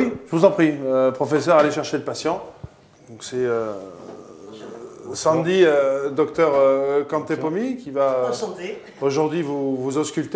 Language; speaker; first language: French; native; French